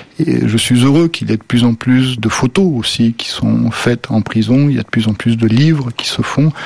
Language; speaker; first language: French; early bilingual, other home language; Slovenian